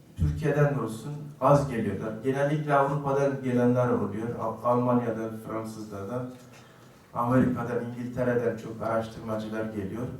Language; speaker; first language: Turkish; non-native, fluent; Uzbek